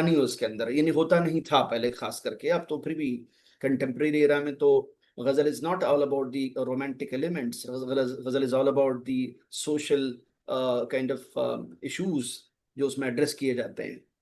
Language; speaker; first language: Hindi; native; Hindi